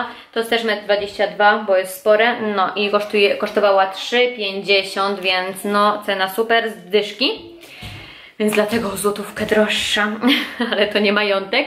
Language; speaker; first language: Polish; native; Polish